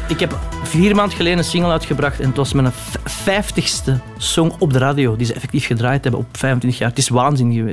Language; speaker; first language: Dutch; native; Dutch